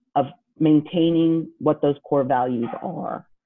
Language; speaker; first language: English; native; English